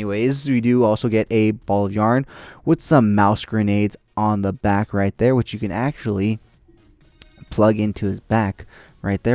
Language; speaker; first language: English; native; English